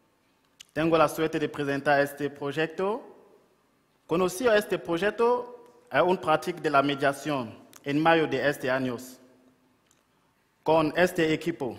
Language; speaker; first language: Spanish; non-native, local second language; French